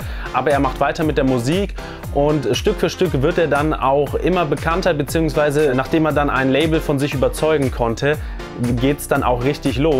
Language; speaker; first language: German; native; German